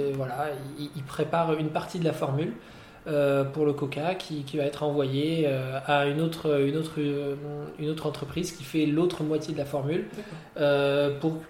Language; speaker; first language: French; non-native, local second language; Arabic